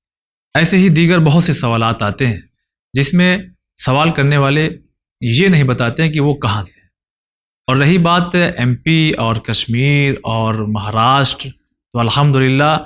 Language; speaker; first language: Urdu; native; Urdu